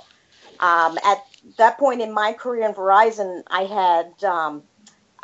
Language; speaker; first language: English; native; English